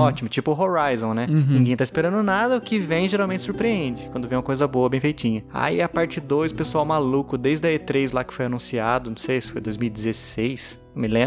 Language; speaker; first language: Portuguese; native; Portuguese